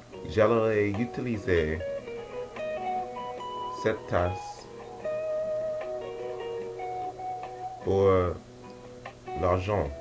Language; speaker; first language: French; non-native, learner; English